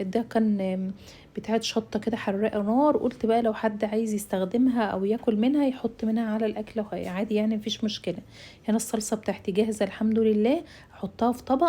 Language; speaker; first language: Arabic; native; Arabic